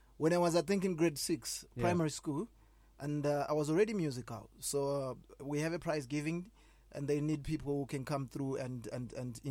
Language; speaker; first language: English; non-native, local second language; Shona